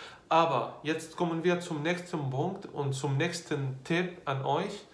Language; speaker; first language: German; non-native, fluent; Arabic